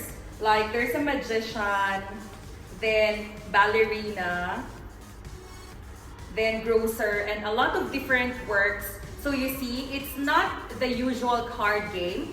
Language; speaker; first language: English; non-native, fluent; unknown